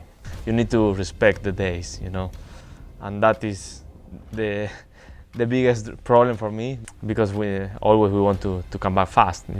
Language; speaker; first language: English; non-native, fluent; Spanish